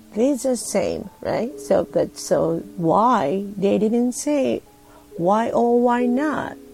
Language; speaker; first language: English; non-native, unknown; Japanese